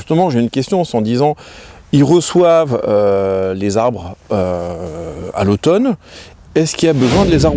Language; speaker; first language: French; native; French